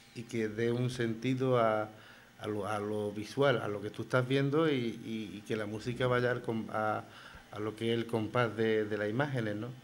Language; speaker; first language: Spanish; native; Spanish